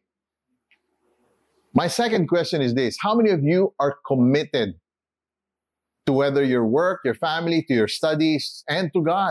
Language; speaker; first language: English; non-native, local second language; Filipino